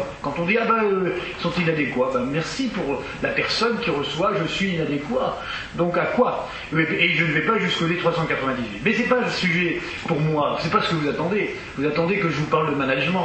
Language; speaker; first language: French; native; French